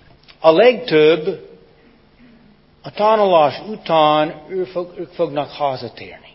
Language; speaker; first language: Hungarian; non-native, fluent; English